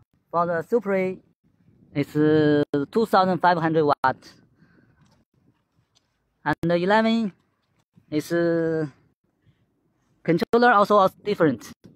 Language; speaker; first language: English; non-native, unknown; Chinese